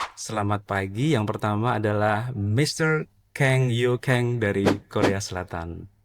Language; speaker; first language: Indonesian; native; Indonesian